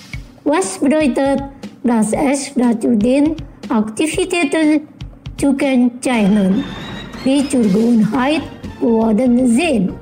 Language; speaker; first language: German; non-native, fluent; Indonesian